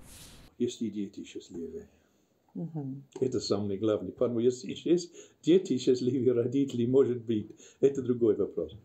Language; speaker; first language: Russian; non-native, learner; English